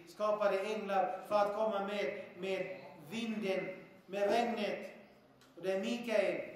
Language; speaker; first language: Swedish; early bilingual, other home language; Arabic